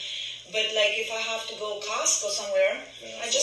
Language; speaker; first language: English; non-native, fluent; Ukrainian